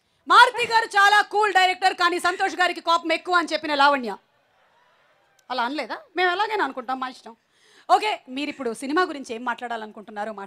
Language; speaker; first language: Telugu; native; Telugu